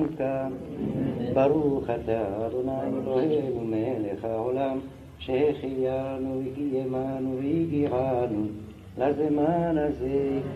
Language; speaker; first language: Hebrew; non-native, fluent; French